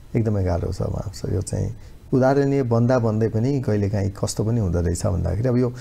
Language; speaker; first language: Nepali; native; Nepali